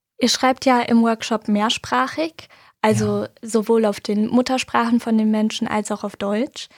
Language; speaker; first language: German; native; German